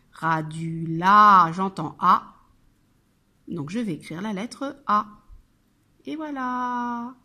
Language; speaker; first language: French; native; French